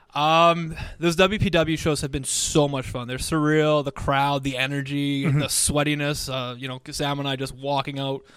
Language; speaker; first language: English; native; English